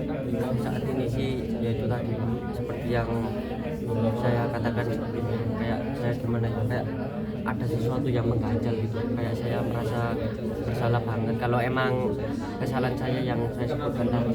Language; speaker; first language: Indonesian; native; Indonesian